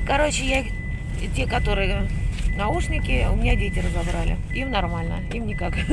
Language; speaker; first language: Russian; native; Russian